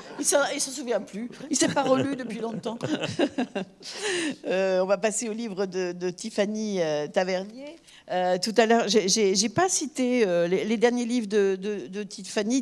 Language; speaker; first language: French; native; French